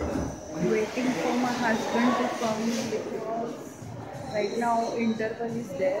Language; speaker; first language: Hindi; non-native, local second language; Marathi